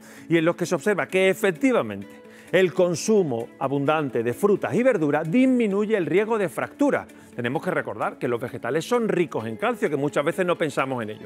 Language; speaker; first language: Spanish; native; Spanish